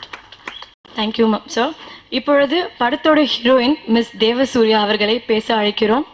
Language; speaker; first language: Tamil; native; Tamil